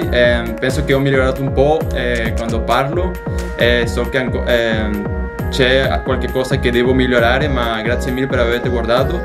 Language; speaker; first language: Italian; non-native, learner; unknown